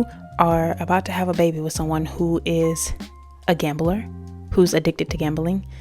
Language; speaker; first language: English; native; English